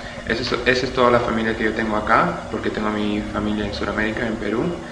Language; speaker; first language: Spanish; early bilingual, heritage; Spanish